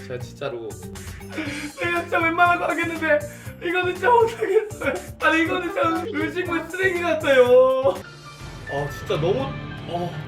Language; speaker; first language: Korean; native; Korean